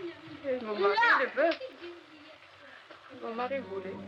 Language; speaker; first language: French; non-native, learner; Arabic